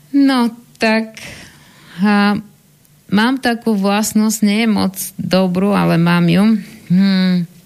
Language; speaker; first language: Slovak; non-native, fluent; Bulgarian